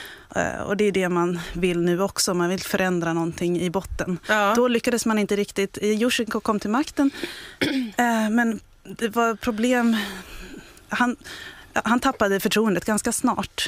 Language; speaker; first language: Swedish; native; Swedish